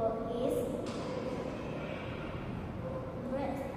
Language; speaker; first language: English; non-native, learner; Vietnamese